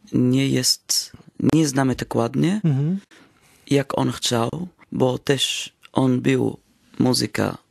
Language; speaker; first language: Polish; non-native, learner; Arabic